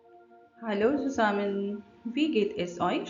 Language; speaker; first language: German; non-native, fluent; Hindi